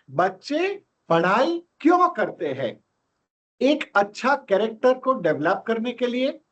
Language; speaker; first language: Hindi; non-native, local second language; Gujarati